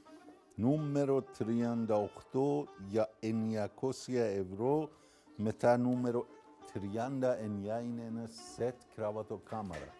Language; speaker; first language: Greek; non-native, learner; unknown